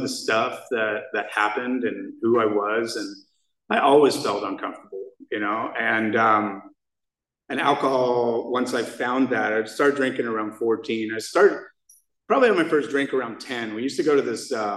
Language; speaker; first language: English; native; English